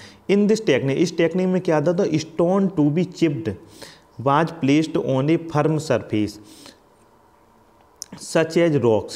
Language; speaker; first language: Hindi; native; Hindi